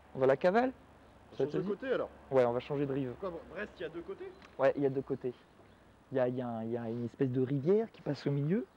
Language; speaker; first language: French; native; French